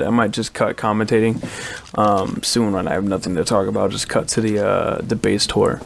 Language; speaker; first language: English; native; English